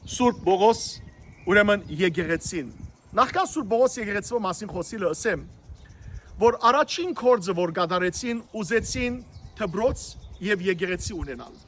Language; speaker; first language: Armenian; native; Armenian